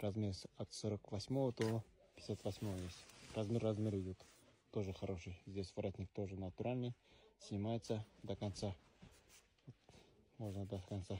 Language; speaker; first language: Russian; non-native, local second language; Kyrgyz